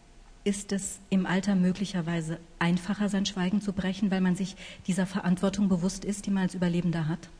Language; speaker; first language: German; native; German